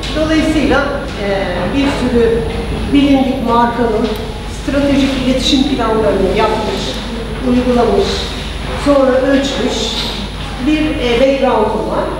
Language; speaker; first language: Turkish; early bilingual, heritage; Turkish